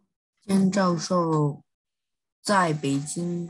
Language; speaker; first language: Chinese; non-native, learner; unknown